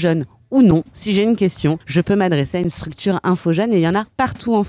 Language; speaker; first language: French; native; French